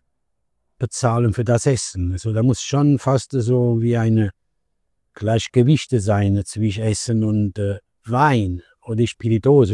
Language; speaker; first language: German; non-native, fluent; Italian